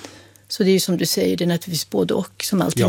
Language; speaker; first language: Swedish; native; Swedish